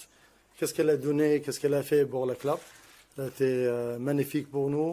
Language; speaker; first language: French; non-native, learner; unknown